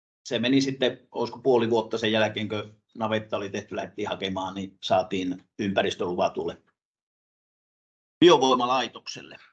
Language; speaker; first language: Finnish; native; Finnish